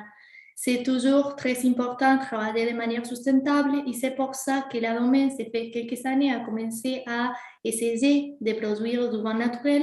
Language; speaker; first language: French; non-native, fluent; Spanish